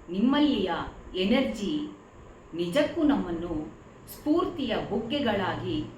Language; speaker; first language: Kannada; native; Kannada